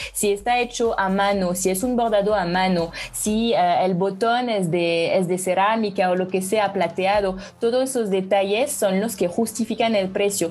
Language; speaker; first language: Spanish; non-native, fluent; French